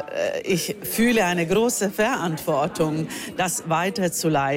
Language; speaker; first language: German; non-native, fluent; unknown